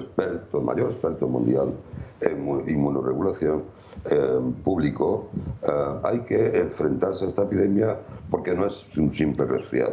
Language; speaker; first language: Spanish; native; Spanish